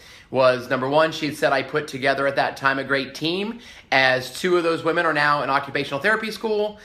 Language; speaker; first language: English; native; English